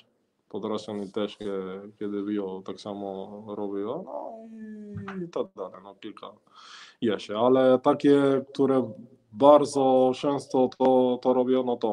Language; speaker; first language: Polish; non-native, learner; Spanish